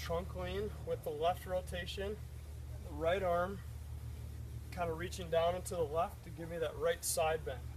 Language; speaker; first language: English; native; English